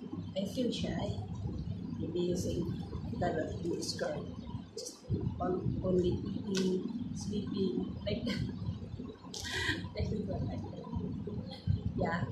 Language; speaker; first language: English; non-native, learner; Filipino